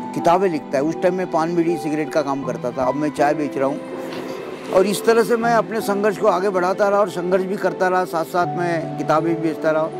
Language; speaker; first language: Hindi; non-native, local second language; Marathi